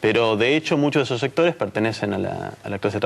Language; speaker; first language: Spanish; native; Spanish